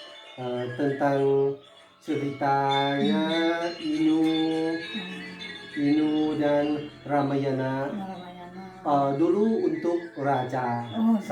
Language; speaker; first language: Indonesian; non-native, learner; Thai